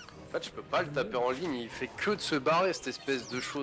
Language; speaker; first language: French; native; French